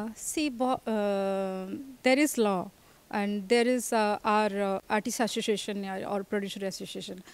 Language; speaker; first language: English; non-native, local second language; Odia